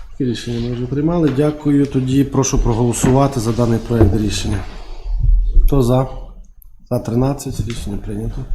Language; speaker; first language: Ukrainian; native; Ukrainian